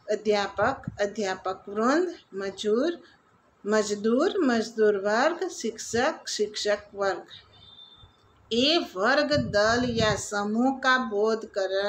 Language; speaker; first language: Hindi; non-native, local second language; Gujarati